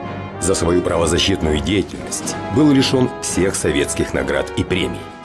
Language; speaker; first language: Russian; native; Russian